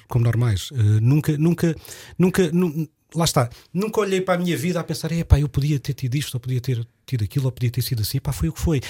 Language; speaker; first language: Portuguese; native; Portuguese